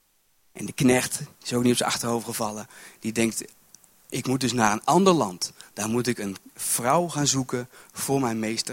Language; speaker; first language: Dutch; native; Dutch